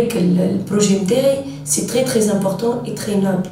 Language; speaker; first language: French; non-native, local second language; Arabic